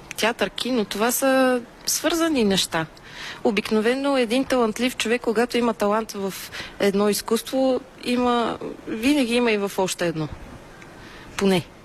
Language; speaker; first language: Bulgarian; native; Bulgarian